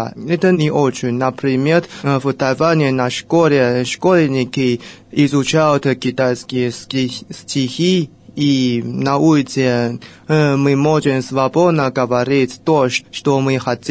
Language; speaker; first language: Russian; non-native, fluent; Chinese